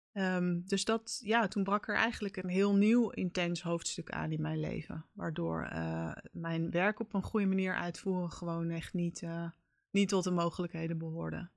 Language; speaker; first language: Dutch; native; Dutch